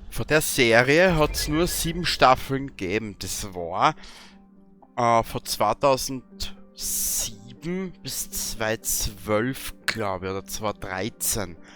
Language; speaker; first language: German; native; German